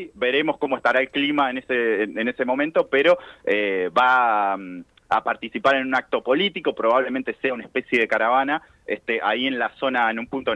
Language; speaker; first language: Spanish; native; Spanish